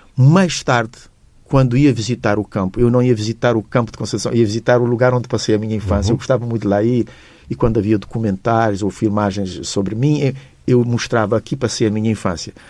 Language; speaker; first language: Portuguese; non-native, local second language; Kabuverdianu